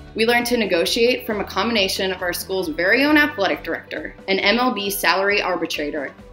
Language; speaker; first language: English; native; English